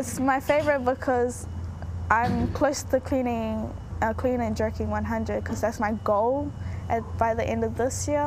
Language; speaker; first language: English; native; English